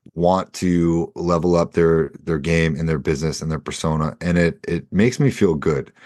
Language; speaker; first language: English; native; English